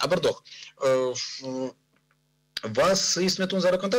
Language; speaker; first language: German; non-native, learner; Ukrainian